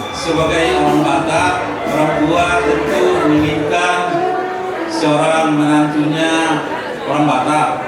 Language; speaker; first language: Indonesian; non-native, local second language; Batak Toba